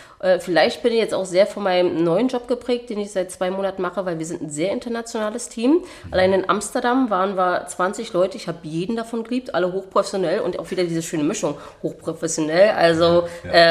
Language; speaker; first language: German; native; German